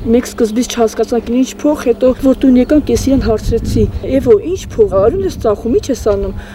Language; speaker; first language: Armenian; non-native, local second language; Kurdish